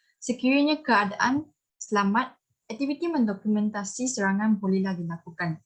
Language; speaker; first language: Malay; non-native, local second language; Chinese